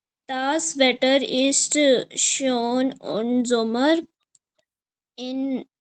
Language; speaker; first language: German; non-native, learner; Nepali